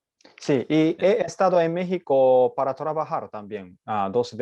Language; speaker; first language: Spanish; non-native, learner; Japanese